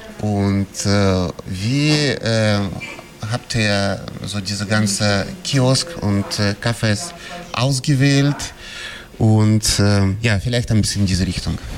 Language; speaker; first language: German; non-native, fluent; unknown